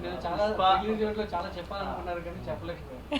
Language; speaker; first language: Telugu; native; Telugu